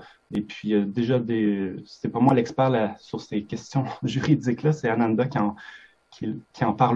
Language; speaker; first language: French; native; French